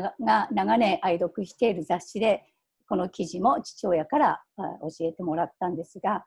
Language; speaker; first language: Japanese; native; Japanese